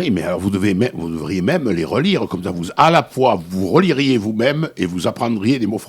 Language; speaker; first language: French; native; French